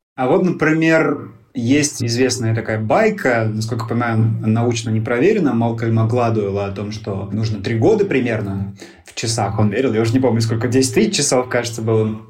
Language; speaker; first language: Russian; native; Russian